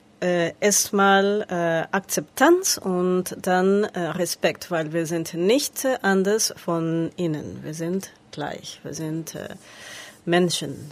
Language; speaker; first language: German; non-native, learner; Spanish